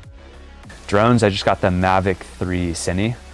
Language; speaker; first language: English; native; English